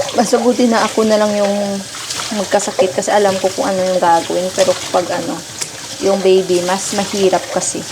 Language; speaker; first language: Filipino; non-native, local second language; Hiligaynon